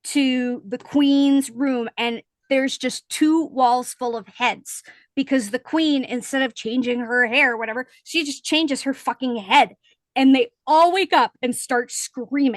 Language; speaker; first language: English; native; English